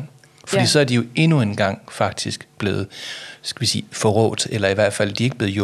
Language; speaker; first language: Danish; native; Danish